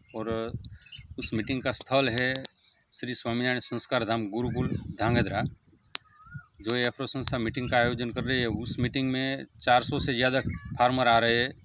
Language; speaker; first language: Hindi; non-native, local second language; Gujarati